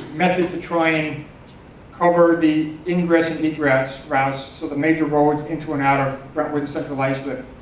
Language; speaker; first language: English; native; English